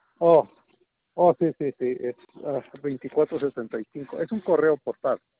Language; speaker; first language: Spanish; native; Spanish